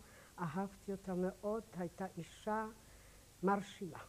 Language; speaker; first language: Hebrew; non-native, fluent; Polish